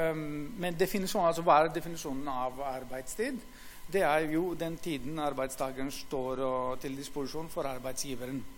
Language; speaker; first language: Norwegian; non-native, fluent; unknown